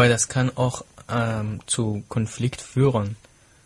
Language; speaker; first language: German; non-native, fluent; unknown